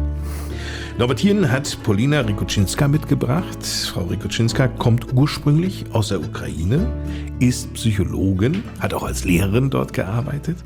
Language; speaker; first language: German; native; German